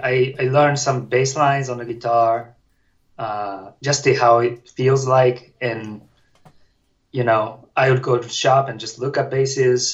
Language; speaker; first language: English; non-native, fluent; Japanese